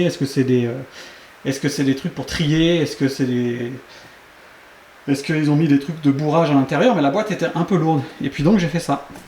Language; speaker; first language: French; native; French